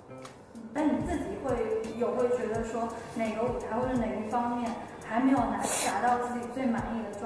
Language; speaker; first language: Chinese; native; Chinese